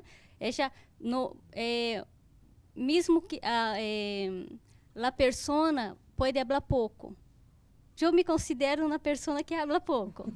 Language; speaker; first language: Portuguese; non-native, learner; Spanish